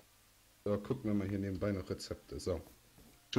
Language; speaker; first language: German; native; German